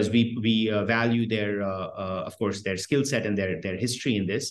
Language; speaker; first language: English; non-native, local second language; Hindi